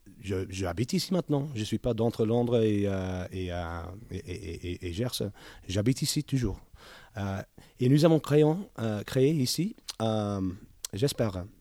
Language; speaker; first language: French; non-native, learner; English